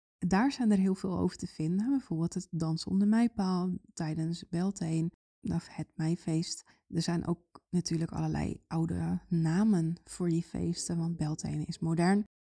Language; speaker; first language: Dutch; native; Dutch